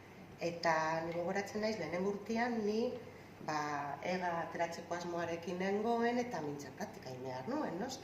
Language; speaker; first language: Basque; non-native, local second language; Spanish